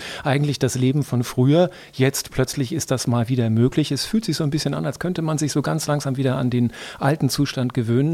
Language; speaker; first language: German; native; German